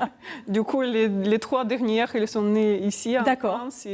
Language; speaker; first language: French; non-native, fluent; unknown